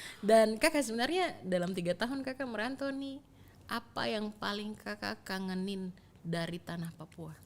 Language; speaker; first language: Indonesian; native; Indonesian